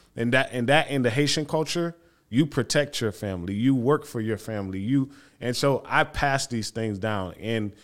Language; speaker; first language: English; early bilingual, other home language; Haitian Creole